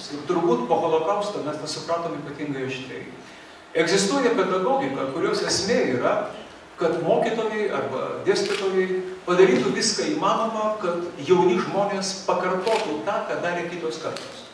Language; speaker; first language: Lithuanian; native; Lithuanian